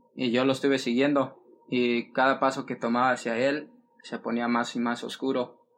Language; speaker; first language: Spanish; early bilingual, heritage; Spanish